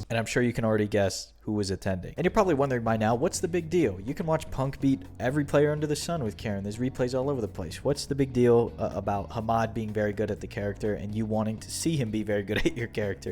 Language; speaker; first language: English; native; English